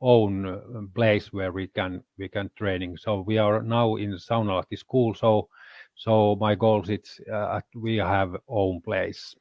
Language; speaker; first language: English; non-native, learner; Finnish